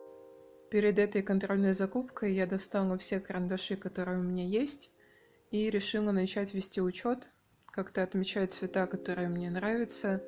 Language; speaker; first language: Russian; native; Russian